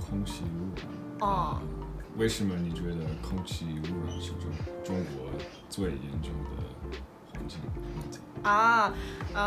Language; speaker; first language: Chinese; non-native, learner; English